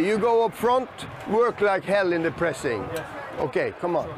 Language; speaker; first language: English; non-native, fluent; Norwegian